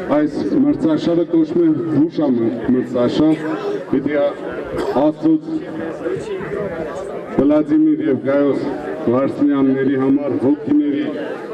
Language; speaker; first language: Armenian; native; Armenian